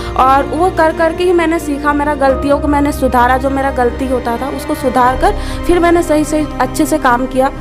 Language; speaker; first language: Hindi; non-native, local second language; Assamese